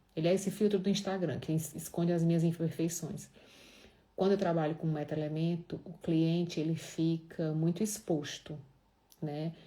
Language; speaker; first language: Portuguese; native; Portuguese